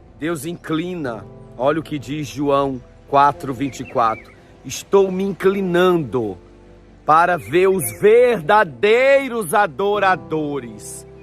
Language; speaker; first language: Portuguese; native; Portuguese